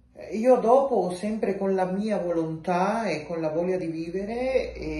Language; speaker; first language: Italian; non-native, local second language; Spanish